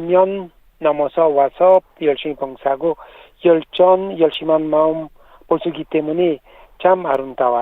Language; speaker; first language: Korean; non-native, learner; Italian